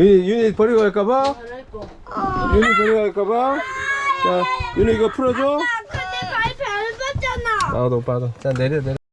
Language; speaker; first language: Korean; native; Korean